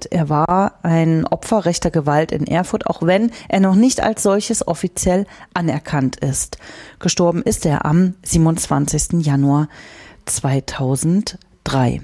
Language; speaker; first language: German; native; German